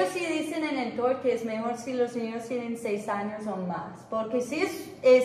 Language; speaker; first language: Spanish; non-native, fluent; English